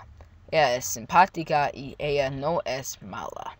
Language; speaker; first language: Spanish; non-native, learner; English